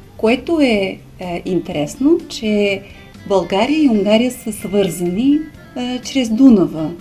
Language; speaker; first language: Bulgarian; early bilingual, heritage; Hungarian